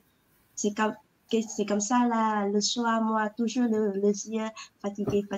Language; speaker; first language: French; non-native, learner; Vietnamese